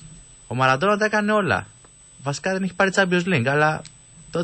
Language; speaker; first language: Greek; native; Greek